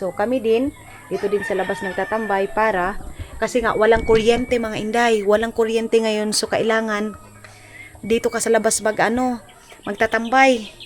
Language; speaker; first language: Filipino; non-native, local second language; Cebuano